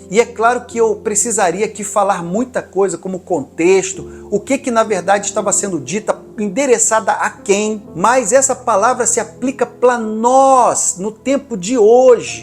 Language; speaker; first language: Portuguese; native; Portuguese